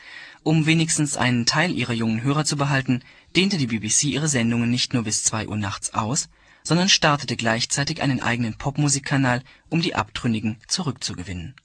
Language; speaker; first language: German; native; German